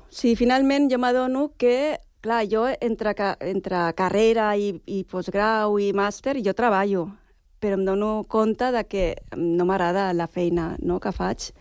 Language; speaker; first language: Catalan; native; Catalan